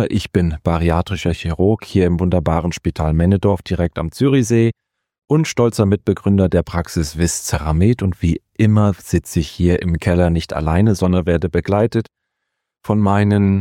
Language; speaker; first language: German; native; German